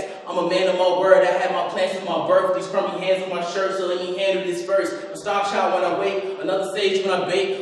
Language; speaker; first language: English; native; English